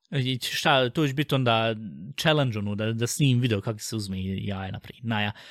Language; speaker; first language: Bosnian; early bilingual, heritage; Bosnian